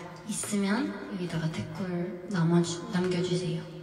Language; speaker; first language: Korean; early bilingual, heritage; Korean